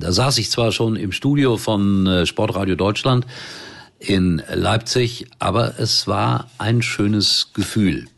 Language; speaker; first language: German; native; German